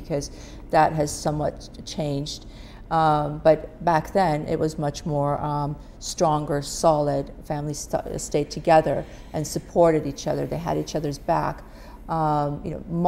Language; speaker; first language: English; non-native, fluent; Persian